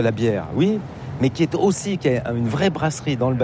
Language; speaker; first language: French; native; French